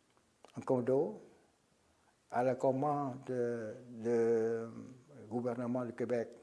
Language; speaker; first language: French; non-native, local second language; Vietnamese